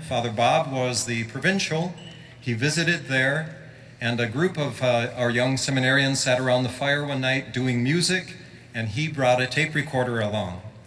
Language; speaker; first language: English; native; English